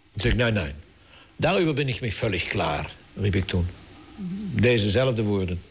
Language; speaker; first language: Dutch; native; Dutch